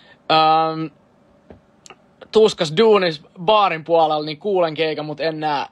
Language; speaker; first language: Finnish; native; Finnish